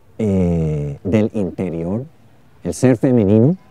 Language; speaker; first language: Spanish; non-native, fluent; English